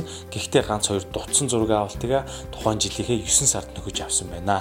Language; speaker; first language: Mongolian; native; Mongolian